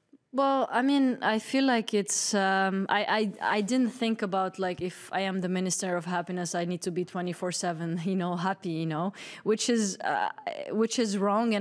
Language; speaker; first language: English; non-native, fluent; Arabic